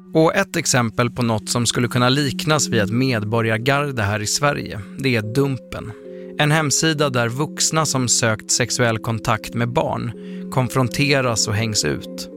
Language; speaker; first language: Swedish; native; Swedish